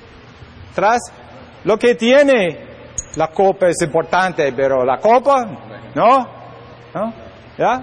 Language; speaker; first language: Spanish; non-native, learner; English